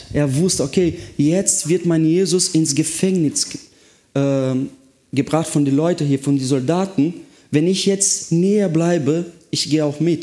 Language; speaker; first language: German; non-native, fluent; Portuguese